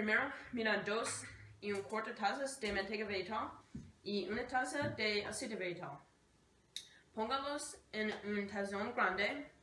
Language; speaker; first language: Spanish; non-native, learner; English